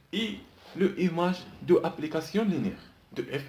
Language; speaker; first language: French; non-native, local second language; Arabic